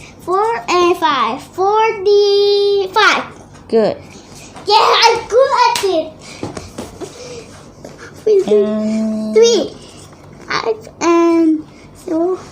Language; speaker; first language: English; non-native, learner; Thai